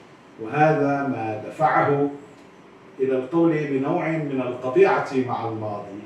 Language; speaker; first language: Arabic; native; Arabic